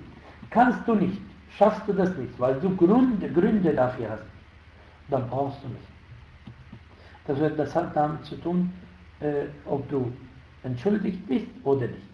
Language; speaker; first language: German; non-native, fluent; Arabic